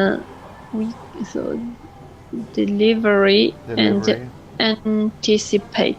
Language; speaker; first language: English; non-native, learner; French